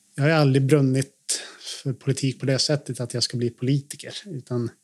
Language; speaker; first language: Swedish; native; Swedish